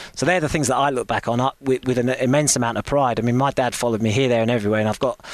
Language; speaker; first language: English; native; English